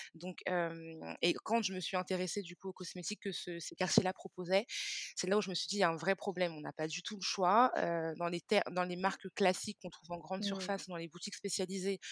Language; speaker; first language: French; early bilingual, other home language; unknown